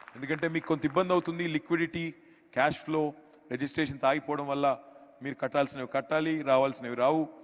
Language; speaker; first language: Telugu; native; Telugu